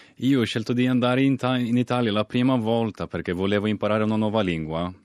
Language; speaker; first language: Italian; non-native, fluent; Swedish